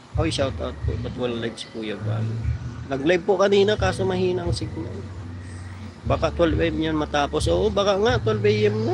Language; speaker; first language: Filipino; native; Filipino